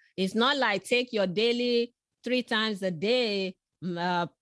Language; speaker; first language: English; non-native, local second language; Yoruba